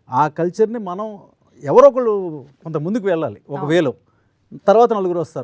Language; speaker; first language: Telugu; native; Telugu